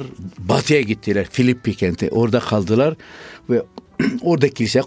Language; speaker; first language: Turkish; non-native, fluent; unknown